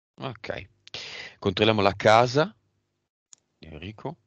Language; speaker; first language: Italian; native; Italian